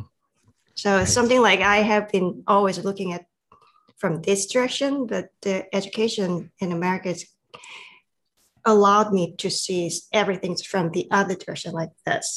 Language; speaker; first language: English; non-native, fluent; Korean